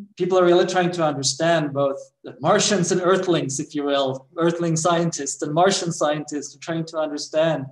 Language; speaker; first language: English; non-native, fluent; Swedish